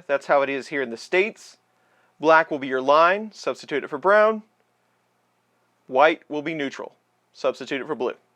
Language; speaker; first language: English; native; English